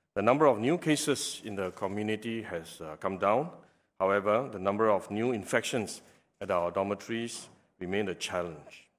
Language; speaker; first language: English; non-native, local second language; Chinese